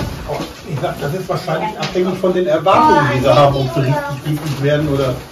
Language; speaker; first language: German; native; German